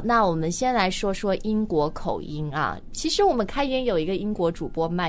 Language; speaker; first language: Chinese; native; Chinese